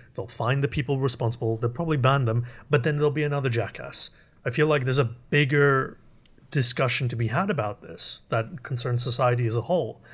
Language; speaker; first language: English; early bilingual, other home language; Urdu